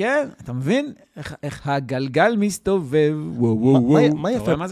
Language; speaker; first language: Hebrew; native; Hebrew